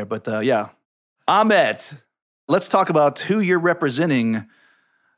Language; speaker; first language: English; native; English